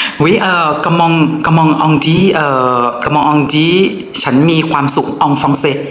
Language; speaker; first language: French; non-native, learner; Thai